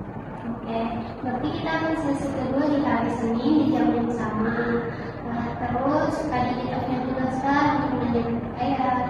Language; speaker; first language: Indonesian; native; Indonesian